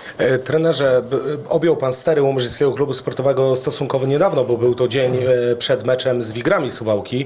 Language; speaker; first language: Polish; native; Polish